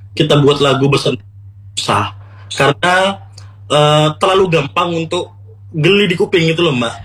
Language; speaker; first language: Indonesian; non-native, local second language; Madurese